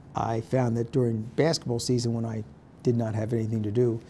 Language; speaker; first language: English; native; English